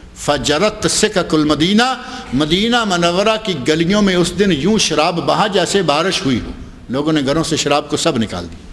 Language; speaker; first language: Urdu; non-native, local second language; Punjabi